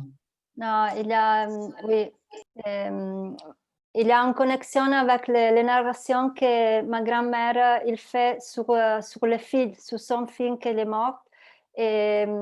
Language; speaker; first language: French; non-native, learner; Italian